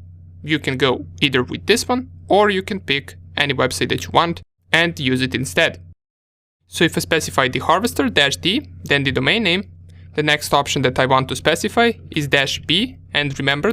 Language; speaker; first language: English; non-native, fluent; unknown